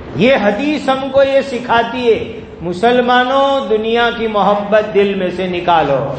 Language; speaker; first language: Urdu; non-native, local second language; Gujarati